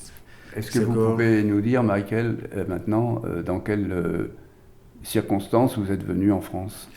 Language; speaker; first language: French; native; French